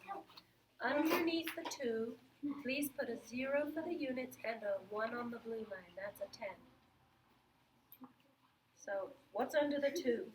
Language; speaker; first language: English; native; English